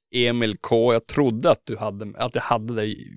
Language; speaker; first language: Swedish; native; Swedish